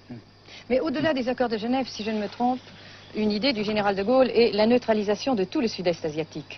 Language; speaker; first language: French; native; French